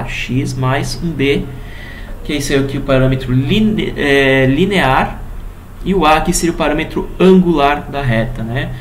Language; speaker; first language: Portuguese; native; Portuguese